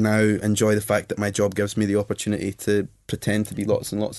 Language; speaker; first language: English; native; English